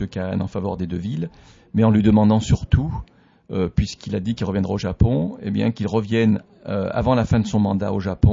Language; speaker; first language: French; native; French